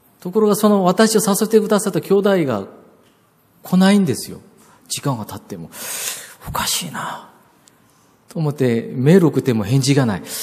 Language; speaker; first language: Japanese; non-native, fluent; Korean